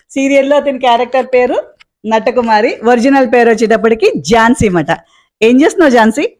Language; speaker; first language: Telugu; native; Telugu